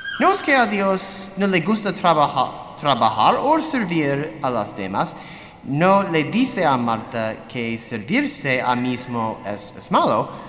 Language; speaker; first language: Spanish; non-native, learner; English